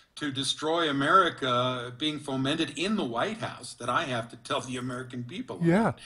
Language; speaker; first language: English; native; English